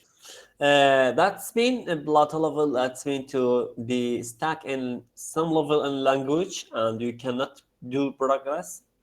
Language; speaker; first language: English; non-native, learner; Arabic